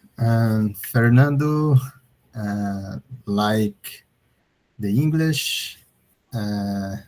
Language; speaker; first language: English; non-native, learner; Portuguese